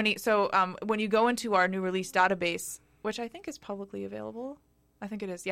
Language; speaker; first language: English; native; English